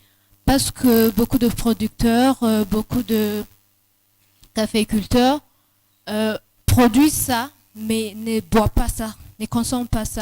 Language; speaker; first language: French; non-native, local second language; Rundi